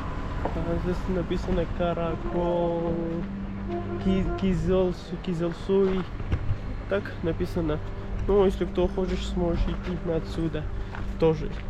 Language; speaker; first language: Russian; non-native, learner; Urdu